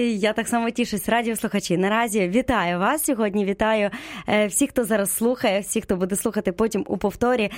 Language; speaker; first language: Ukrainian; native; Ukrainian